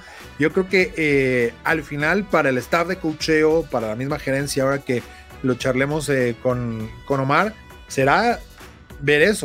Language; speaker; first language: Spanish; native; Spanish